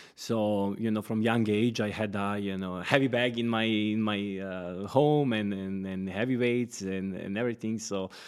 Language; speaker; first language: English; non-native, fluent; Serbian